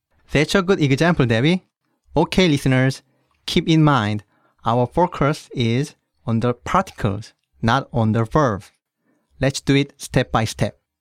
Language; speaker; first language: English; early bilingual, other home language; Korean